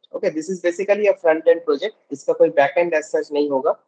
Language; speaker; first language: Hindi; non-native, local second language; Bangla